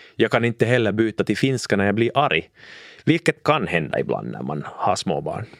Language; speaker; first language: Swedish; non-native, local second language; Finnish